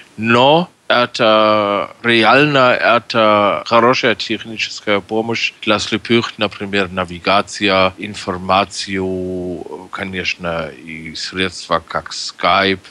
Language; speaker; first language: Russian; non-native, fluent; German